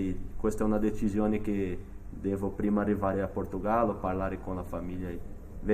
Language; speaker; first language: Italian; non-native, fluent; Portuguese